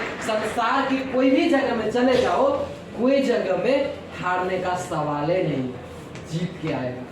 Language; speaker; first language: Hindi; non-native, local second language; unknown